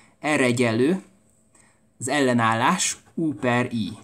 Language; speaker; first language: Hungarian; native; Hungarian